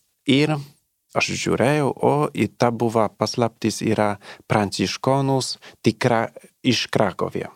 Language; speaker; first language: Lithuanian; non-native, learner; Polish